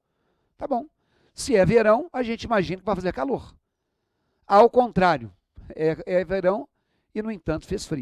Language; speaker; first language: Portuguese; native; Portuguese